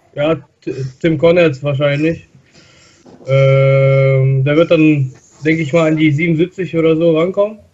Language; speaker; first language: German; non-native, fluent; Russian